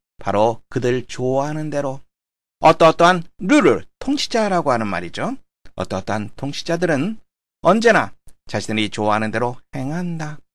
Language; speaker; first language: Korean; native; Korean